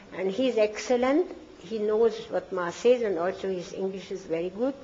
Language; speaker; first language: English; non-native, fluent; German